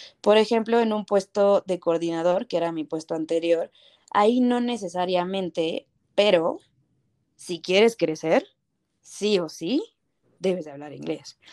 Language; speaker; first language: Spanish; native; Spanish